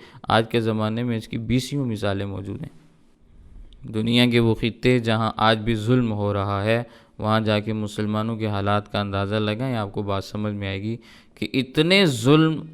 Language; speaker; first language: Urdu; native; Urdu